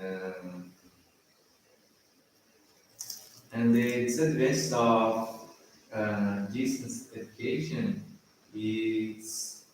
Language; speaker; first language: English; non-native, learner; Portuguese